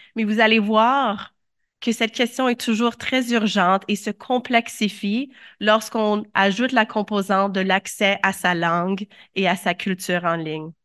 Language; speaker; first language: French; native; French